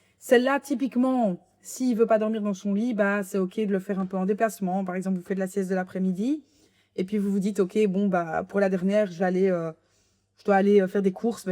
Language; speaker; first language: French; native; French